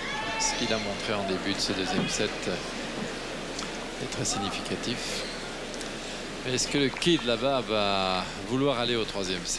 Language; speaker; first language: French; native; French